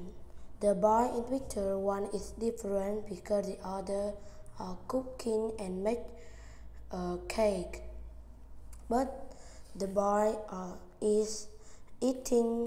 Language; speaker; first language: English; non-native, learner; Vietnamese